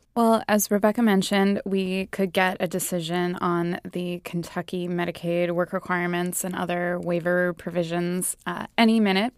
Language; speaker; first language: English; native; English